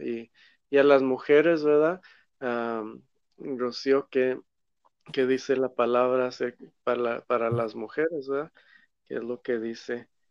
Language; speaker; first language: Spanish; native; Spanish